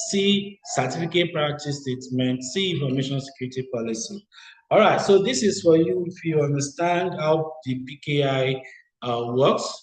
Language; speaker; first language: English; non-native, local second language; Yoruba